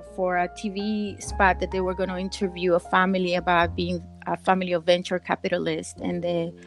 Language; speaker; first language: English; early bilingual, other home language; Spanish